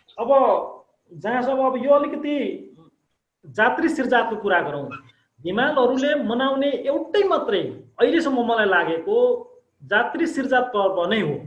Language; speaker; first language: Nepali; non-native, local second language; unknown